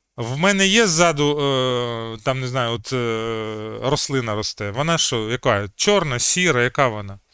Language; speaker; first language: Ukrainian; native; Ukrainian